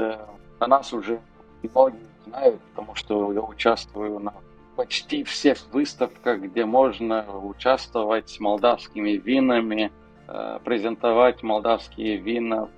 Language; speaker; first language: Russian; non-native, local second language; Romanian